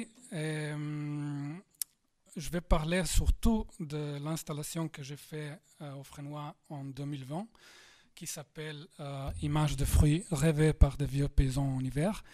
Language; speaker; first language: French; non-native, fluent; Slovenian